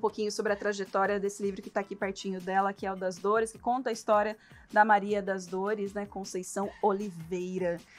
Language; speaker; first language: Portuguese; native; Portuguese